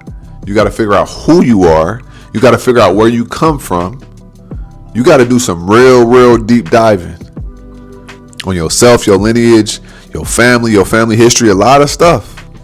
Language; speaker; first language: English; native; English